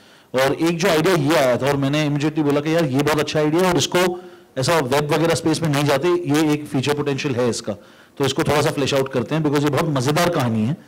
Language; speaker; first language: Hindi; native; Hindi